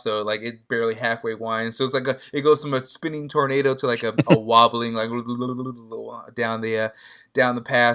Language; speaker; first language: English; native; English